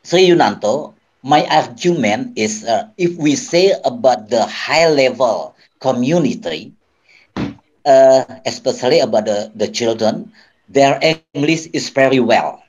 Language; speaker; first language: English; non-native, learner; Indonesian